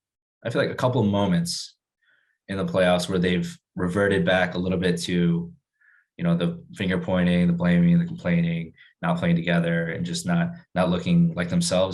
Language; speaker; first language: English; native; English